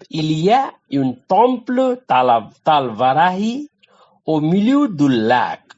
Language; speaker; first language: French; non-native, learner; Nepali